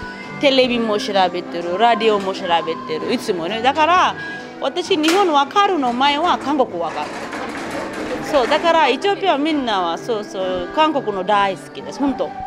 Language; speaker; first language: Japanese; non-native, learner; Amharic